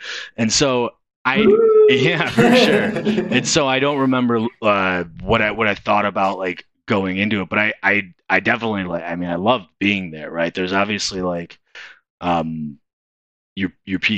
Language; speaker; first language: English; native; English